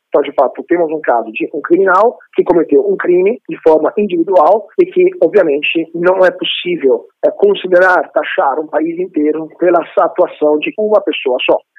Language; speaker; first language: Portuguese; non-native, fluent; Italian